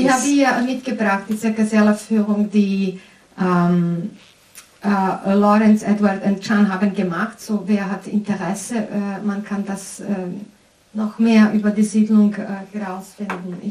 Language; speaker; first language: German; non-native, fluent; Serbian